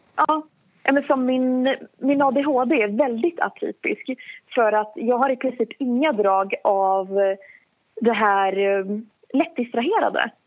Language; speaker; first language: Swedish; native; Swedish